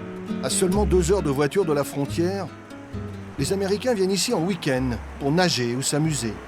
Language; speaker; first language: French; native; French